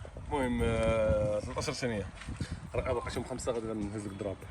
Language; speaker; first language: Arabic; native; Arabic